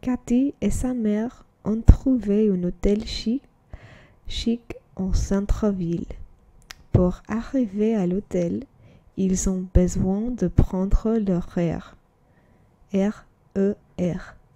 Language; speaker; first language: French; non-native, learner; English